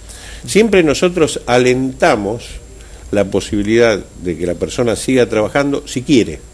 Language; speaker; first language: Spanish; native; Spanish